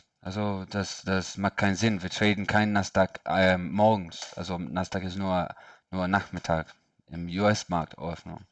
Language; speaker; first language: German; non-native, learner; English